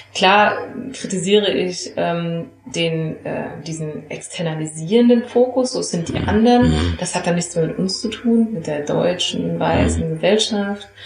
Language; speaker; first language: German; native; German